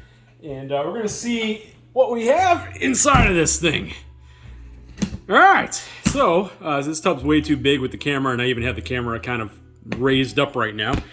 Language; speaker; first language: English; native; English